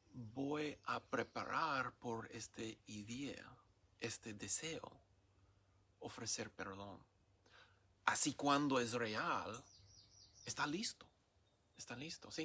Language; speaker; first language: Spanish; non-native, learner; English